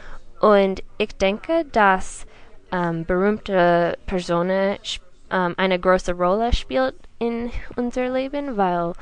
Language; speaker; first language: German; non-native, learner; English